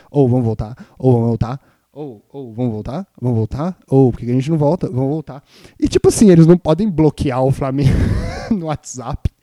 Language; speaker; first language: Portuguese; native; Portuguese